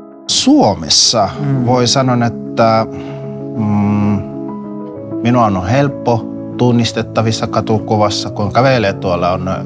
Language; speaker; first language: Finnish; non-native, fluent; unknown